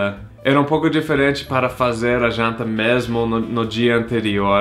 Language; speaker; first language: Portuguese; non-native, fluent; English